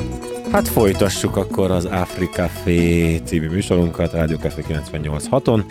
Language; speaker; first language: Hungarian; native; Hungarian